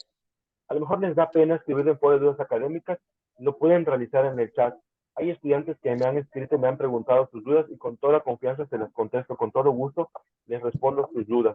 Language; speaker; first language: Spanish; native; Spanish